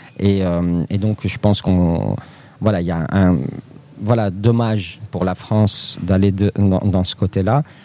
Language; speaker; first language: French; early bilingual, other home language; Riffian